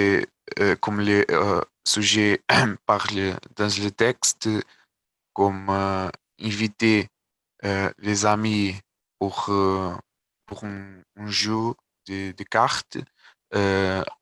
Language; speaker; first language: French; non-native, learner; Portuguese